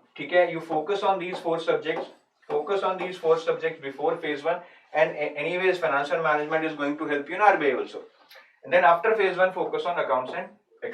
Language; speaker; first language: English; non-native, local second language; Hindi